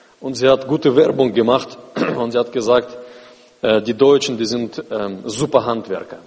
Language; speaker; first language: German; non-native, fluent; Russian